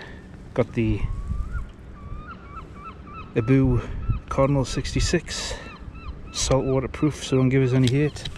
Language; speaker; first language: English; native; English